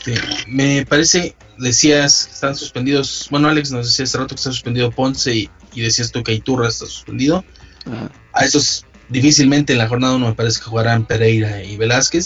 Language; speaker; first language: Spanish; native; Spanish